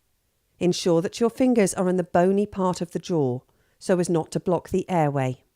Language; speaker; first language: English; native; English